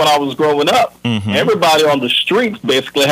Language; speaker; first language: English; non-native, local second language; Yoruba